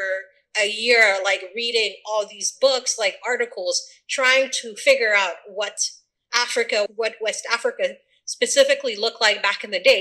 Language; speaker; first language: English; early bilingual, other home language; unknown